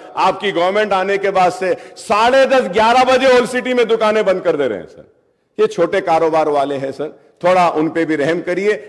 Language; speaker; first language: Urdu; native; Urdu